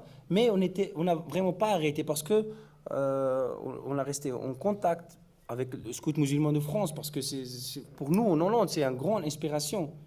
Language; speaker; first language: French; non-native, learner; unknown